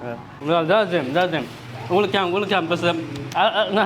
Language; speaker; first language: Arabic; non-native, fluent; Chinese